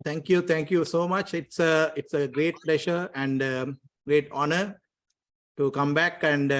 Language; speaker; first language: English; non-native, local second language; Tamil